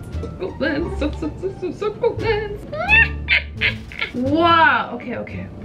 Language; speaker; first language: Korean; non-native, fluent; English